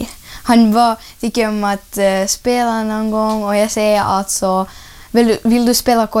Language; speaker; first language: Swedish; non-native, learner; Ukrainian